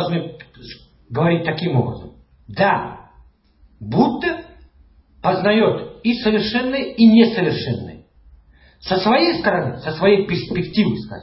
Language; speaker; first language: Russian; native; Russian